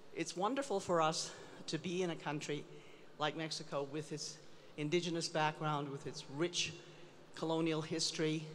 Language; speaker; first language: English; native; English